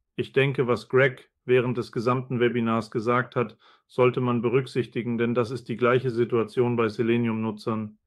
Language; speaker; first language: German; non-native, fluent; Spanish